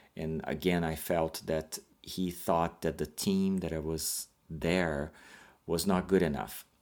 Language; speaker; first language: English; non-native, fluent; Portuguese